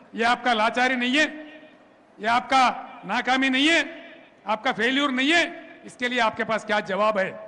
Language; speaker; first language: Hindi; non-native, local second language; Telugu